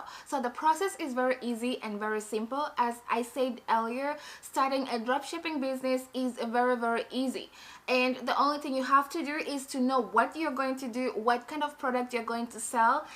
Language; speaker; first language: English; non-native, fluent; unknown